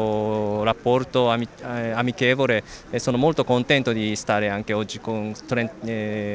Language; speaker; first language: Italian; non-native, fluent; Japanese